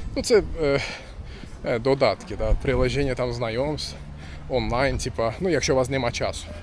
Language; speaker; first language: Ukrainian; non-native, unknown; Turkish